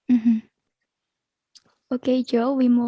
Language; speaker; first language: English; non-native, learner; Indonesian